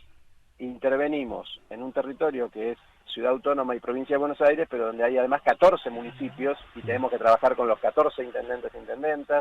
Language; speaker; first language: Spanish; native; Spanish